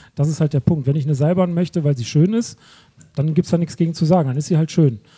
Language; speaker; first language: German; native; German